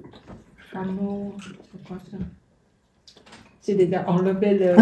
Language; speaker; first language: French; non-native, learner; Vietnamese